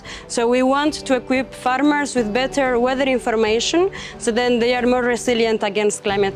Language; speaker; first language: English; non-native, fluent; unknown